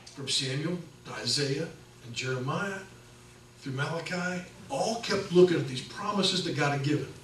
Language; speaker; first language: English; native; English